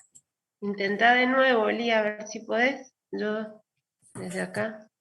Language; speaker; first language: Spanish; native; Spanish